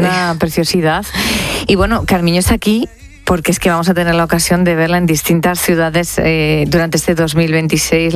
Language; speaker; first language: Spanish; native; Spanish